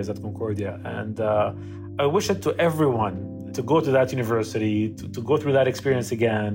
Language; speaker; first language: English; non-native, fluent; Arabic